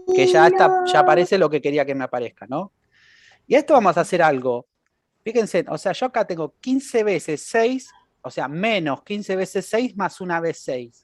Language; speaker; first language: Spanish; native; Spanish